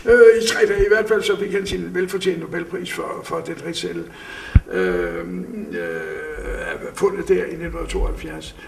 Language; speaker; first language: Danish; native; Danish